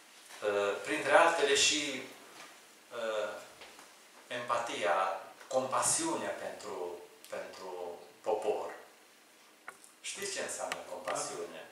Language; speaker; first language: Romanian; native; Romanian